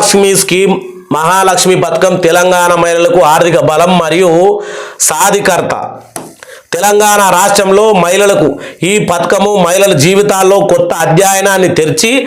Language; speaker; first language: Telugu; native; Telugu